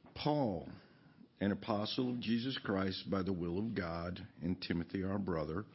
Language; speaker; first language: English; native; English